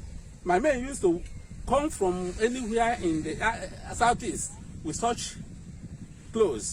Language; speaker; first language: English; non-native, local second language; Igbo